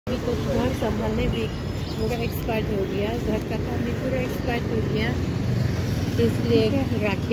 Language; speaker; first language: Hindi; non-native, local second language; Assamese